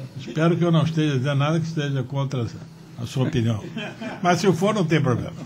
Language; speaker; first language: Portuguese; native; Portuguese